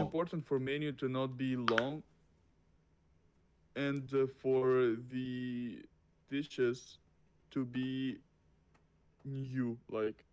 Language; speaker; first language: English; non-native, learner; Russian